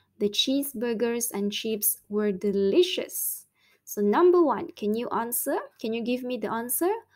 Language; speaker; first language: English; non-native, local second language; Malay